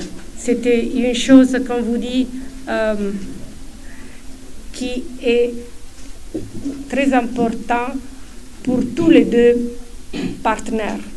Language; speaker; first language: French; non-native, fluent; Italian